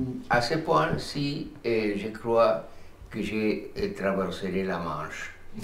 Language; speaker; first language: French; non-native, fluent; Spanish